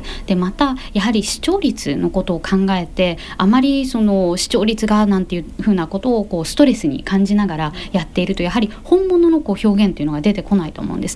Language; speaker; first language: Japanese; native; Japanese